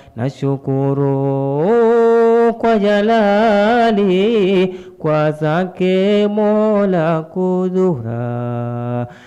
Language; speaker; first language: Swahili; native; Swahili